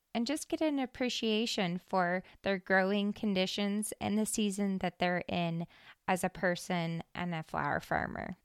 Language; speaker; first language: English; native; English